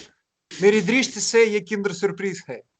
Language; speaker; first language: Hindi; non-native, learner; Russian